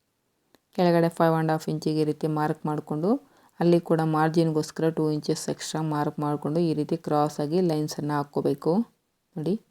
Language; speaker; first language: Kannada; native; Kannada